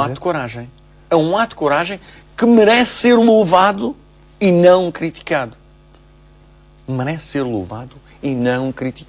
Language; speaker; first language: Portuguese; native; Portuguese